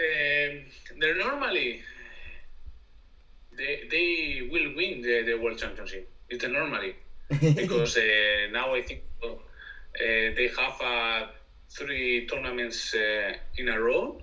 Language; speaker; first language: English; non-native, learner; Spanish